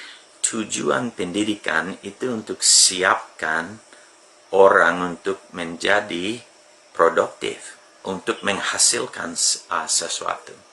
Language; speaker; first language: Indonesian; non-native, fluent; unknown